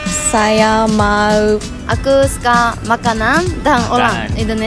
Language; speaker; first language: Indonesian; non-native, learner; Japanese